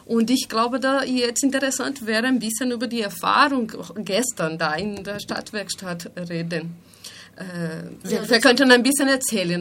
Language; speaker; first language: German; non-native, fluent; Spanish